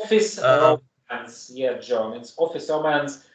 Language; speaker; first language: English; non-native, fluent; German